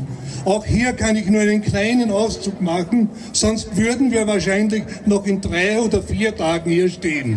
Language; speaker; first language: German; native; German